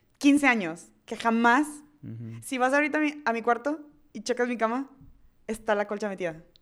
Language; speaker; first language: Spanish; early bilingual, heritage; Spanish